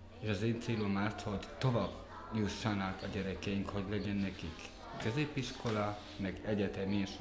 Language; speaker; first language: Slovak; non-native, local second language; Hungarian